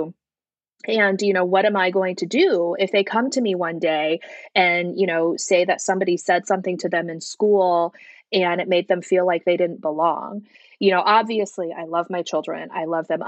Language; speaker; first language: English; early bilingual, other home language; Chinese